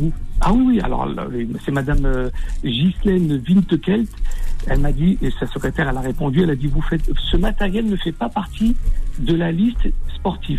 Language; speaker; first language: French; native; French